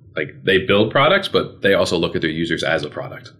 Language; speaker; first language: English; native; English